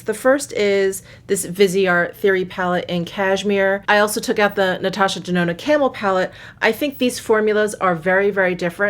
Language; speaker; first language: English; native; English